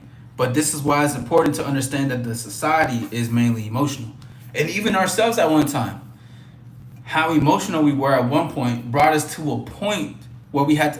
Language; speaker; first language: English; native; English